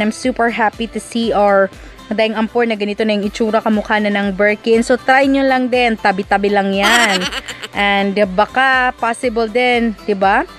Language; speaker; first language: Filipino; non-native, local second language; Cebuano